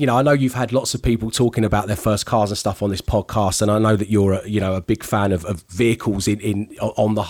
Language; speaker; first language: English; native; English